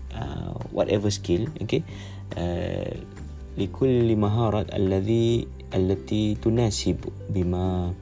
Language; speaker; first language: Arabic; non-native, learner; Malay